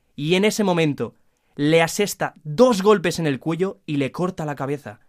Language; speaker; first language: Spanish; native; Spanish